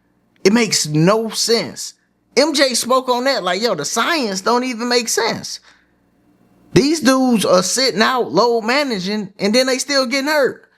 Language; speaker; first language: English; native; English